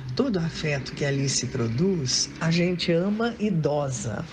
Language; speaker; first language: Portuguese; native; Portuguese